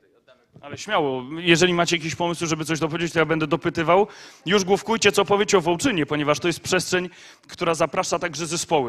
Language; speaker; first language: Polish; native; Polish